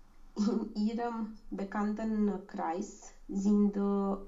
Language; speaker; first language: German; non-native, learner; Romanian